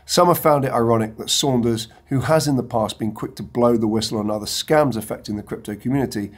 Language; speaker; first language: English; native; English